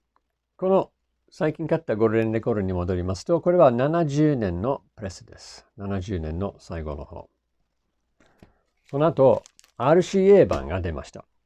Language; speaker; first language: Japanese; non-native, fluent; English